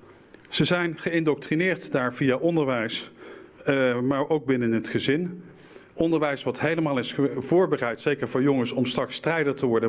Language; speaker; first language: Dutch; native; Dutch